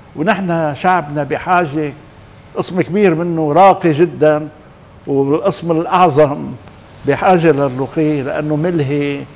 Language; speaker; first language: Arabic; native; Arabic